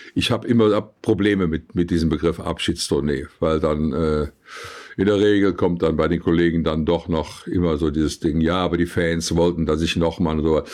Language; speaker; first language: German; native; German